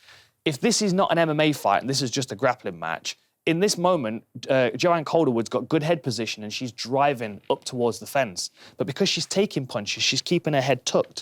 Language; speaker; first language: English; native; English